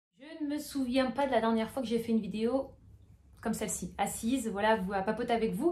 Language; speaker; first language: French; native; French